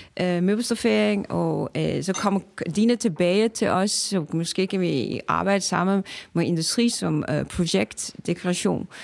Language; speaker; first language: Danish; non-native, fluent; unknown